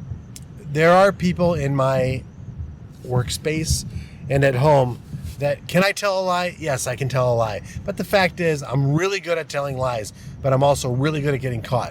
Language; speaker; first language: English; native; English